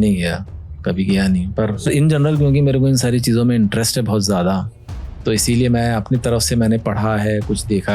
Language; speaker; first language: Hindi; native; Hindi